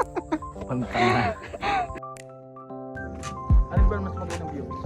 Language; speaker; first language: Filipino; native; Filipino